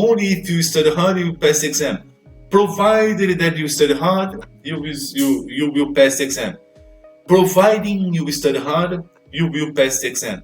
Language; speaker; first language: English; non-native, fluent; Portuguese